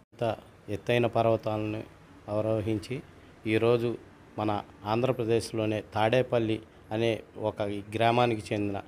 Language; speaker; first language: Telugu; native; Telugu